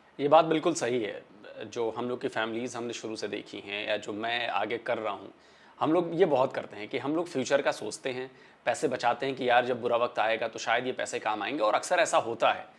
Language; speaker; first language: Hindi; non-native, local second language; Bhojpuri